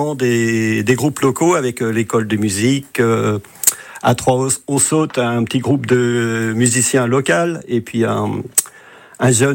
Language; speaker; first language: French; native; French